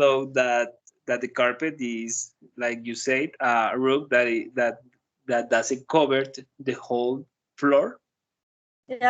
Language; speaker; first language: English; non-native, learner; Spanish